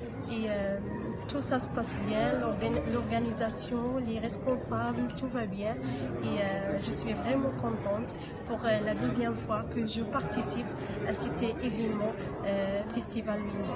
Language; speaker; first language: French; non-native, local second language; Arabic